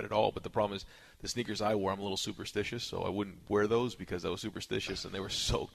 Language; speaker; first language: English; native; English